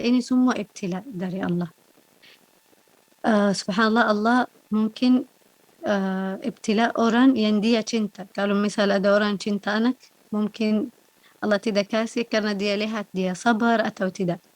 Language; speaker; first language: Indonesian; non-native, learner; Arabic